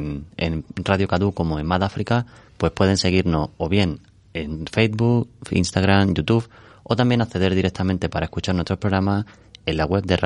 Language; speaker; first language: Spanish; native; Spanish